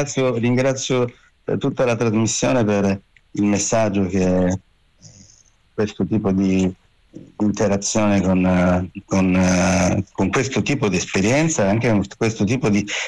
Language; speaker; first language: Italian; native; Italian